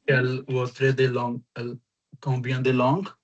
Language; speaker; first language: French; non-native, learner; Punjabi